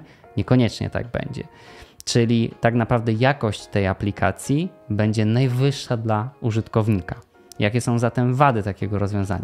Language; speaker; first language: Polish; native; Polish